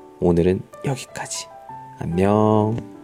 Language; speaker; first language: Korean; non-native, fluent; Chinese